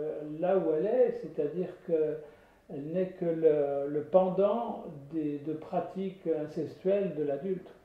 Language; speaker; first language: French; native; French